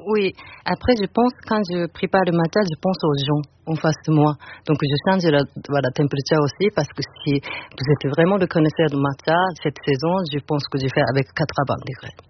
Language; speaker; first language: French; non-native, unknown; Japanese